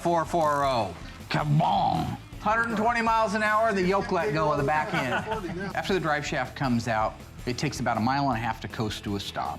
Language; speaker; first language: English; native; English